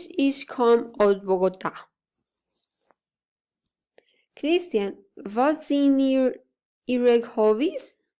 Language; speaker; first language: German; non-native, learner; Spanish